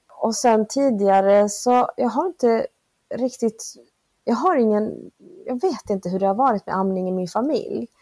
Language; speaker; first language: Swedish; early bilingual, other home language; Spanish